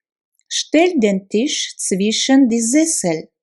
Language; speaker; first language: German; non-native, fluent; Russian